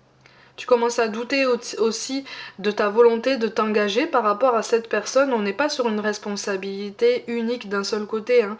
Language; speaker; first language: French; native; French